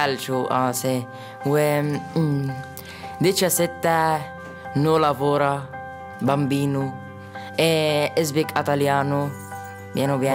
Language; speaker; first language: Italian; non-native, learner; Arabic